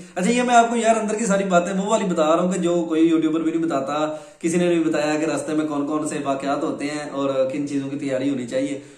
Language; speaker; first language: Urdu; non-native, local second language; Punjabi